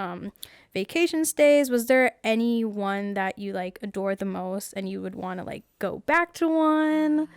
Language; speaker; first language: English; native; English